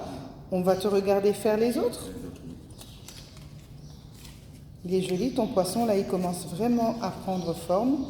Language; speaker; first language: French; native; French